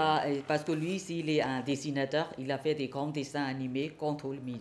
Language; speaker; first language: French; non-native, learner; Burmese